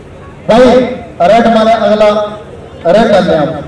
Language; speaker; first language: Hindi; native; Hindi